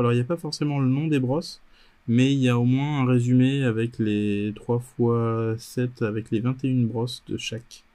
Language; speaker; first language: French; native; French